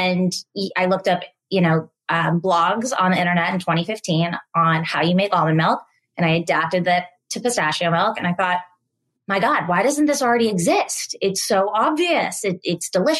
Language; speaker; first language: English; native; English